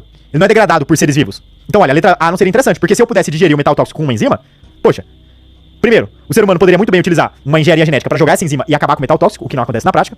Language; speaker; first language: Portuguese; native; Portuguese